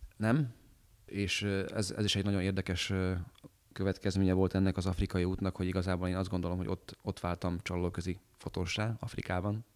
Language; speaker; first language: Hungarian; native; Hungarian